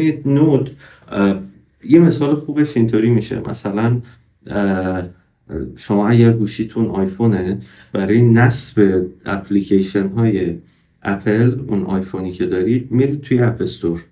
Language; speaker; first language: Persian; native; Persian